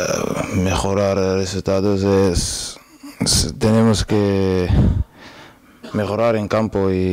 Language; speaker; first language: Spanish; non-native, learner; Portuguese